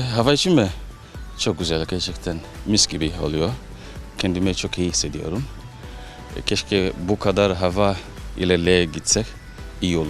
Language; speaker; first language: Turkish; non-native, learner; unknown